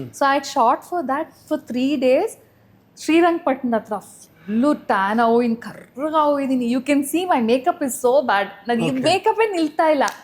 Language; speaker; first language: Kannada; native; Kannada